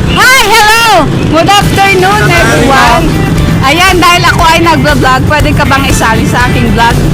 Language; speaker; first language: Filipino; native; Filipino